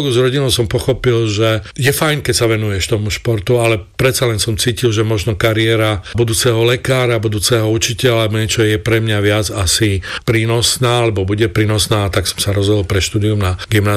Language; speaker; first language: Slovak; native; Slovak